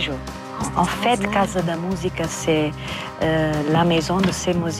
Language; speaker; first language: French; non-native, fluent; Portuguese